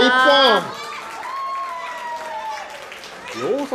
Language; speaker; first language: Japanese; native; Japanese